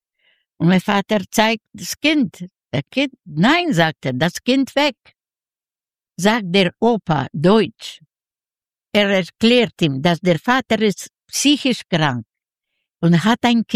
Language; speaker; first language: German; non-native, learner; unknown